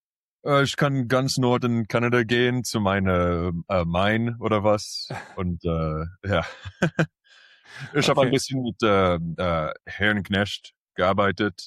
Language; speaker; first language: German; early bilingual, heritage; English